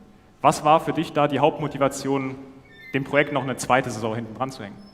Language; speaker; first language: German; native; German